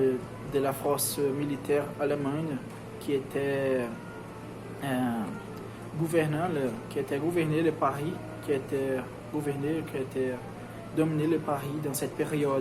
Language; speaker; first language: French; non-native, learner; Portuguese